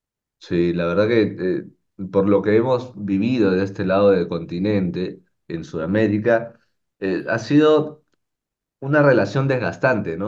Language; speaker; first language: Spanish; native; Spanish